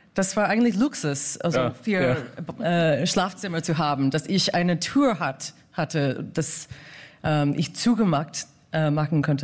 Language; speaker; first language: German; non-native, fluent; English